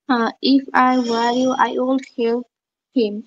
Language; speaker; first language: English; non-native, learner; Bangla